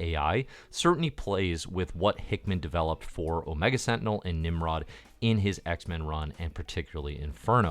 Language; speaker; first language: English; native; English